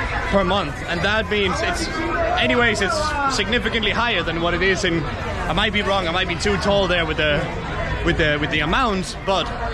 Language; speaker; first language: English; non-native, fluent; Danish